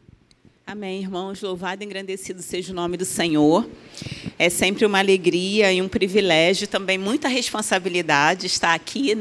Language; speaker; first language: Portuguese; native; Portuguese